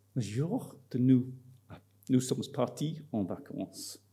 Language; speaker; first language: French; non-native, fluent; English